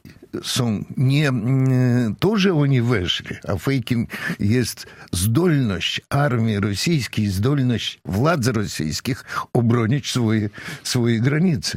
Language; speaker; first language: Polish; non-native, fluent; Russian